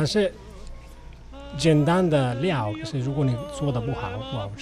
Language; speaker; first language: Chinese; non-native, learner; Italian